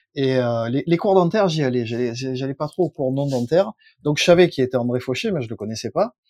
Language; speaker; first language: French; native; French